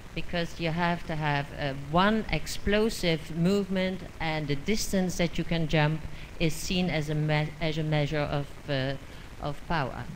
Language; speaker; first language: English; non-native, fluent; Dutch